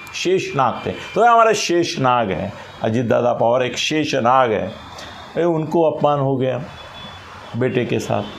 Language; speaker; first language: Hindi; non-native, local second language; Marathi